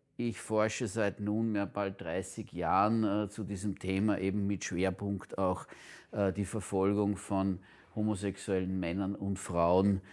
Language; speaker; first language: German; non-native, local second language; Turkish